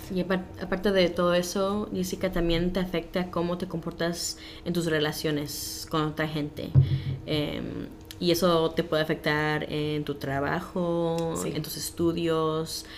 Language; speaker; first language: Spanish; early bilingual, heritage; Spanish